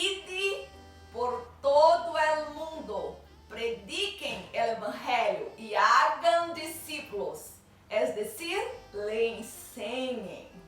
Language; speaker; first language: Spanish; non-native, learner; Portuguese